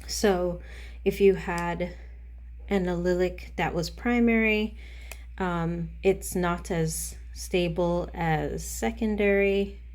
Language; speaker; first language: English; native; English